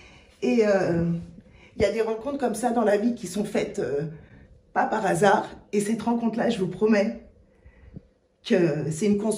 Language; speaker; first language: French; native; French